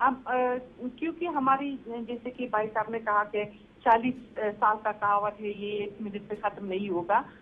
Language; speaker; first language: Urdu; non-native, fluent; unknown